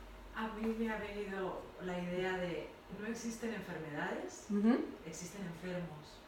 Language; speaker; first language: Spanish; non-native, fluent; English